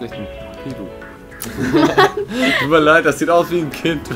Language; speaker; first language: German; native; German